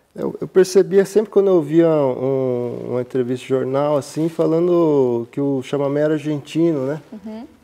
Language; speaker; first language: Portuguese; native; Portuguese